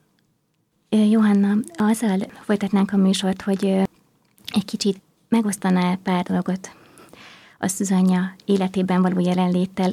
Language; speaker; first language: Hungarian; native; Hungarian